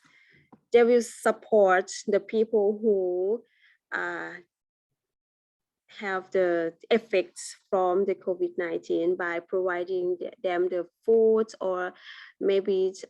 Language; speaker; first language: English; non-native, learner; Thai